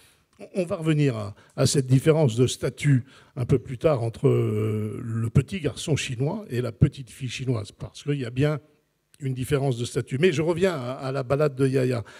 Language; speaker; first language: French; native; French